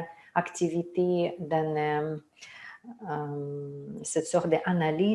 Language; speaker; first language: French; non-native, fluent; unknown